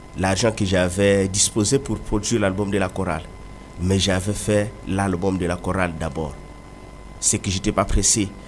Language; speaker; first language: French; non-native, local second language; Kongo